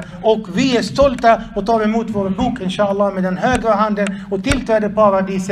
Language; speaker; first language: Swedish; non-native, fluent; Arabic